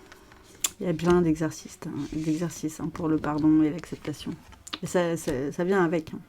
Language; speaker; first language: French; native; French